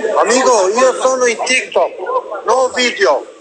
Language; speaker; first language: Italian; non-native, learner; Albanian